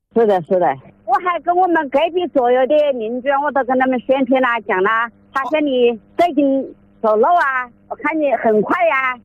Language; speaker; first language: Chinese; native; Chinese